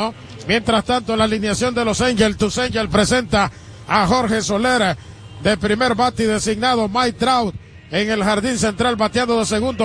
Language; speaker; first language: Spanish; native; Spanish